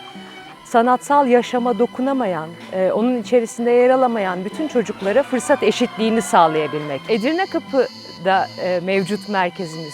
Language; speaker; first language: Turkish; native; Turkish